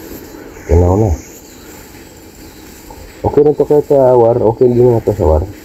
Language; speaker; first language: Filipino; native; Filipino